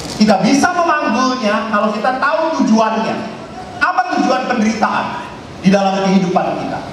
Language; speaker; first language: Indonesian; non-native, local second language; Javanese